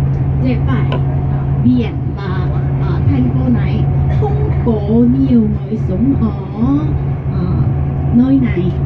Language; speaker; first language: Vietnamese; non-native, learner; Korean